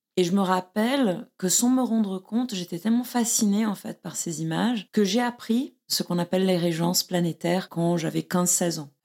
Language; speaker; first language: French; non-native, fluent; Portuguese